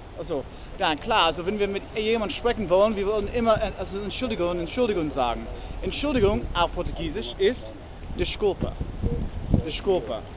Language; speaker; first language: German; non-native, learner; English